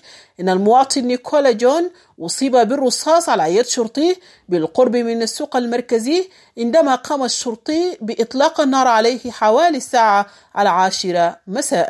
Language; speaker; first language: Arabic; native; Arabic